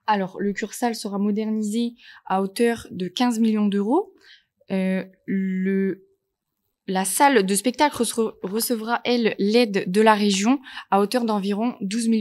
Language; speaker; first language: French; native; French